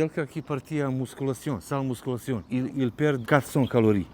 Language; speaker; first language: French; non-native, learner; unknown